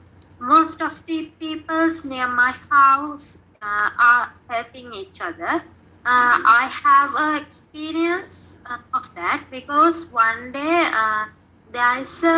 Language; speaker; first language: English; non-native, learner; Sinhala